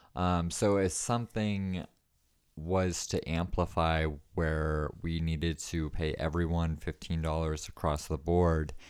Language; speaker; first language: English; native; English